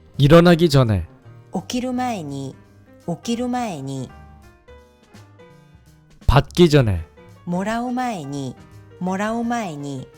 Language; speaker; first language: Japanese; non-native, fluent; Korean